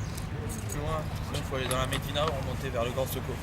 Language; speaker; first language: French; non-native, learner; Arabic